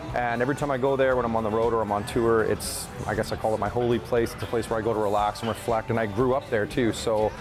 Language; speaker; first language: English; native; English